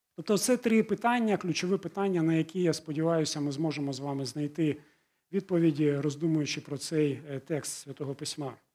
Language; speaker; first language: Ukrainian; non-native, local second language; Russian